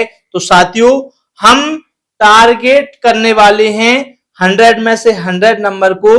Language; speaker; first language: Hindi; native; Hindi